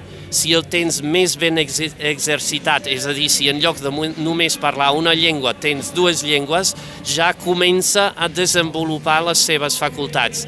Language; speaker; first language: Catalan; non-native, fluent; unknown